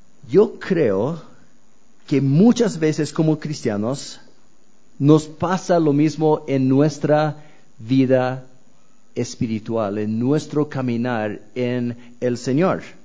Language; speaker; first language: Spanish; non-native, fluent; English